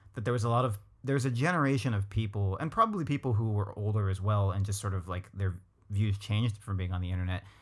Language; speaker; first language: English; native; English